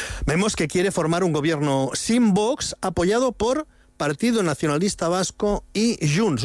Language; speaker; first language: Spanish; native; Spanish